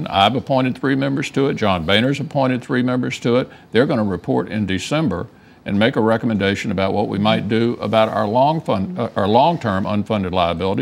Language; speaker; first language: English; native; English